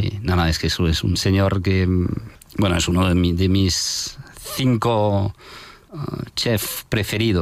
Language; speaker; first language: Spanish; non-native, fluent; French